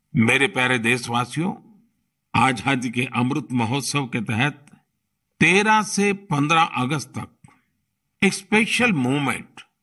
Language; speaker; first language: Hindi; non-native, local second language; Gujarati